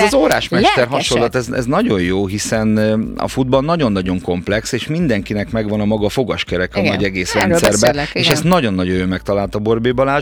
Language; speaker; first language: Hungarian; native; Hungarian